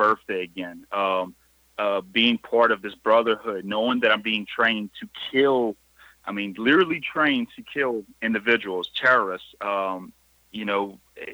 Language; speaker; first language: English; native; English